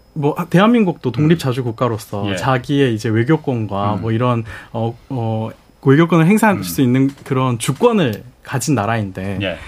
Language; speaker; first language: Korean; early bilingual, heritage; Korean